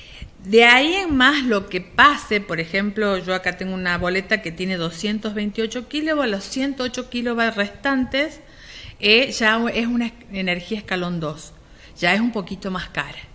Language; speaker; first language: Spanish; native; Spanish